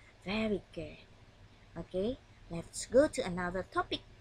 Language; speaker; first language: English; non-native, fluent; Indonesian